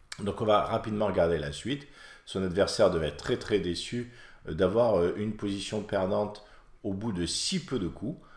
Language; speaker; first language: French; native; French